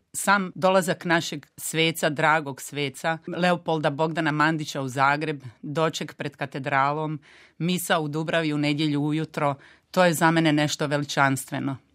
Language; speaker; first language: Croatian; native; Croatian